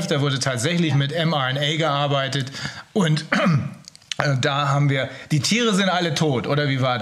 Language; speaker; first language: German; native; German